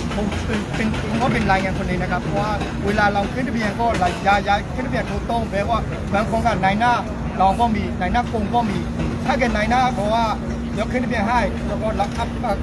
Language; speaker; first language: Thai; non-native, fluent; Burmese